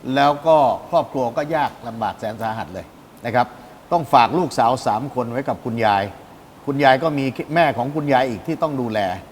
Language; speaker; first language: Thai; native; Thai